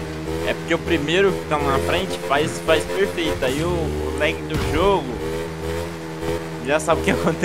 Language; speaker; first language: Portuguese; native; Portuguese